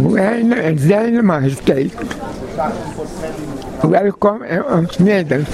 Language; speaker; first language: Dutch; non-native, local second language; Papiamento